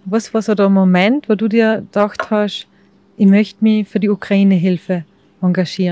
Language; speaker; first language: German; native; German